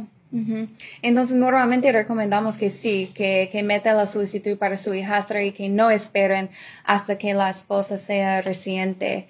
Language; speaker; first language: Spanish; early bilingual, other home language; English